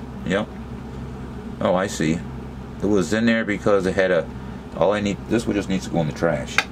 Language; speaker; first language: English; native; English